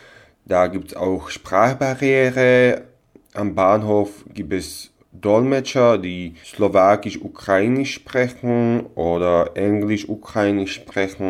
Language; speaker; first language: German; non-native, local second language; Slovak